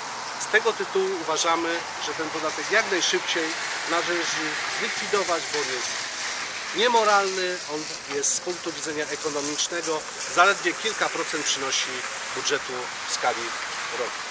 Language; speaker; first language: Polish; native; Polish